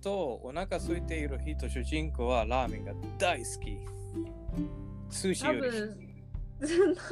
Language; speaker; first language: Japanese; non-native, learner; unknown